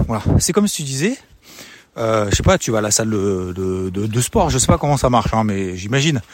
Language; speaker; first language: French; native; French